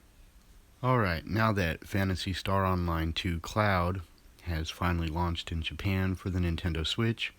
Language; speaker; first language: English; native; English